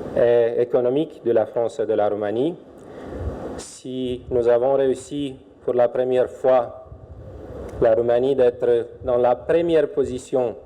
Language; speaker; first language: French; non-native, fluent; Romanian